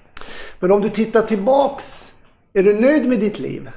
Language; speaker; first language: Swedish; native; Swedish